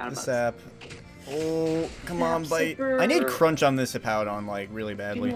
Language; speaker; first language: English; native; English